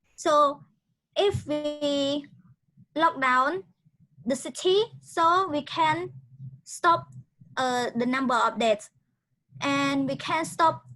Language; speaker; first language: English; non-native, learner; Khmer